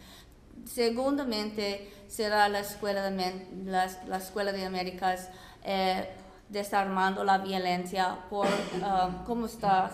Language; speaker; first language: Spanish; non-native, fluent; English